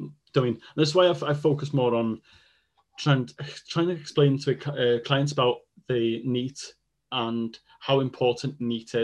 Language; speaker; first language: English; non-native, local second language; Welsh